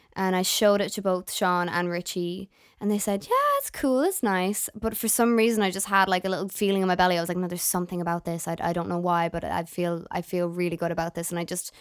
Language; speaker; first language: English; native; English